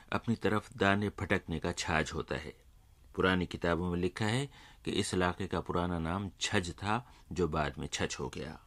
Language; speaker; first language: Urdu; native; Urdu